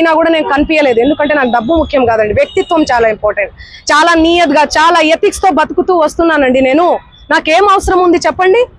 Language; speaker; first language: Telugu; non-native, local second language; Lambadi